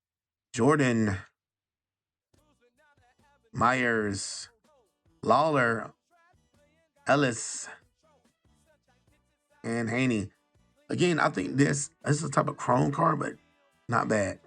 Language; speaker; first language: English; native; English